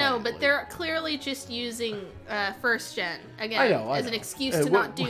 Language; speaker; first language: English; native; English